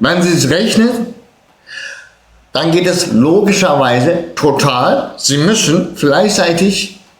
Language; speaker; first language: German; early bilingual, other home language; Turkish